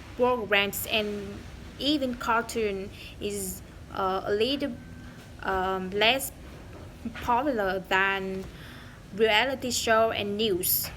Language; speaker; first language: English; non-native, learner; Vietnamese